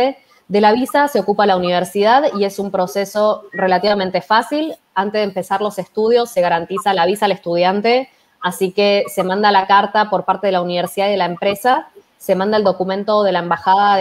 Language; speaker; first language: Spanish; native; Spanish